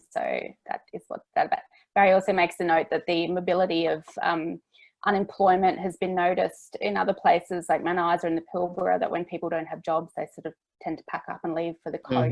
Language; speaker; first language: English; native; English